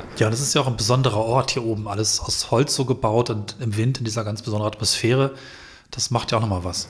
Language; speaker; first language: German; native; German